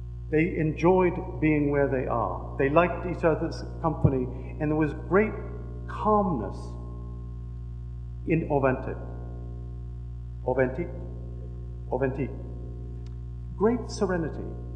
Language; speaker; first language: English; native; English